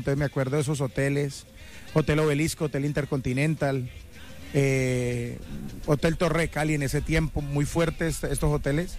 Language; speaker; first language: Spanish; native; Spanish